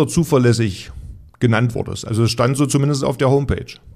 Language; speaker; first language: German; native; German